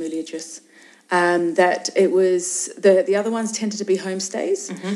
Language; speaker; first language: English; native; English